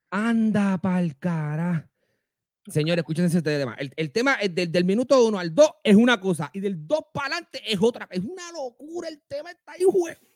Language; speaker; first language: Spanish; native; Spanish